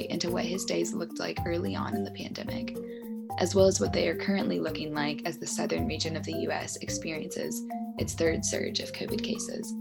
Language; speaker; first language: English; native; English